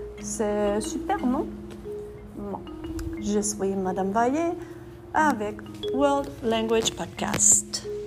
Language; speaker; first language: French; non-native, fluent; English